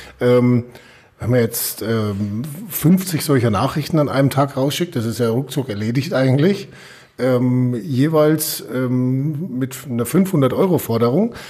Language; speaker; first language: German; native; German